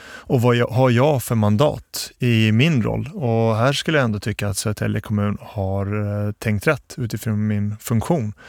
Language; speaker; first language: Swedish; early bilingual, other home language; Bosnian